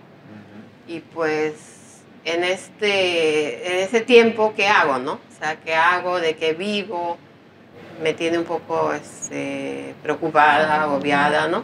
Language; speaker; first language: Spanish; native; Spanish